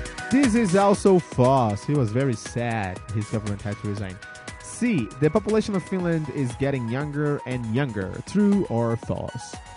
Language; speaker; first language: English; non-native, fluent; Portuguese